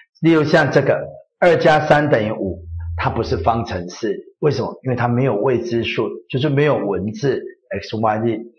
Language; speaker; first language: Chinese; native; Chinese